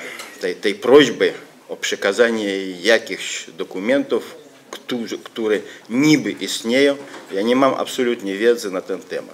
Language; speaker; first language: Polish; non-native, fluent; Russian